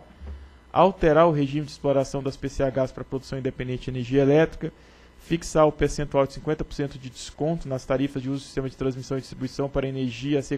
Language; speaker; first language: Portuguese; native; Portuguese